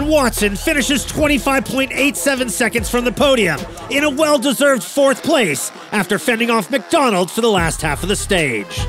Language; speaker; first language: English; non-native, fluent; Portuguese